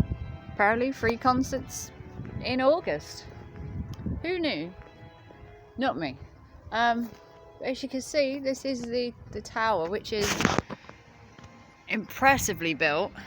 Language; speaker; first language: English; native; English